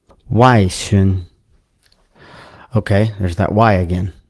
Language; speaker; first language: English; native; English